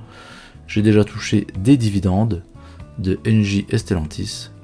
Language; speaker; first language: French; native; French